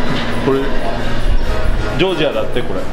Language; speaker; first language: Japanese; native; Japanese